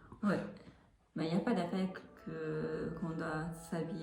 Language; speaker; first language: French; non-native, fluent; Japanese